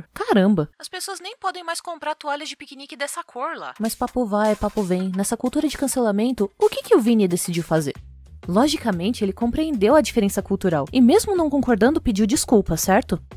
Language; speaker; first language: Portuguese; native; Portuguese